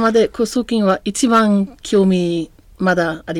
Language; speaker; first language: Japanese; non-native, learner; German